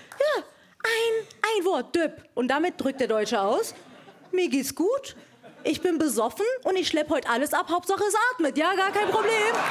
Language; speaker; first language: German; early bilingual, other home language; Persian